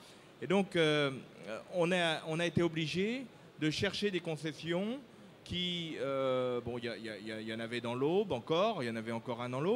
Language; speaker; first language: French; native; French